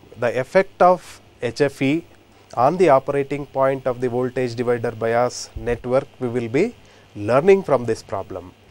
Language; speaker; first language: English; non-native, local second language; Kannada